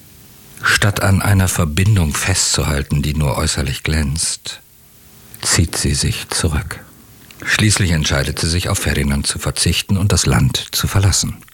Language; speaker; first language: German; native; German